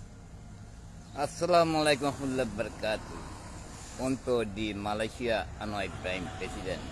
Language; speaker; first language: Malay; non-native, learner; Bangla